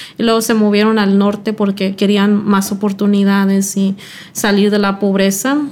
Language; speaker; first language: Spanish; early bilingual, heritage; Spanish